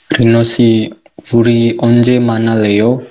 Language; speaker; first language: Korean; non-native, learner; Indonesian